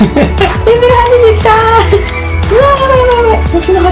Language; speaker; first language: Japanese; native; Japanese